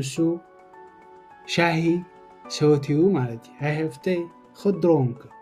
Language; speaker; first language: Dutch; non-native, learner; Tigrinya